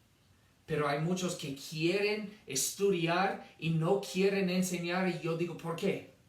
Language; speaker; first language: Spanish; non-native, fluent; English